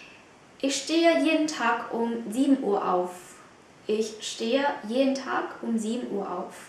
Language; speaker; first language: German; non-native, fluent; Vietnamese